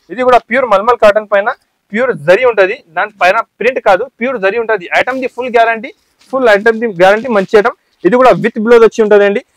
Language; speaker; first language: Telugu; non-native, local second language; Urdu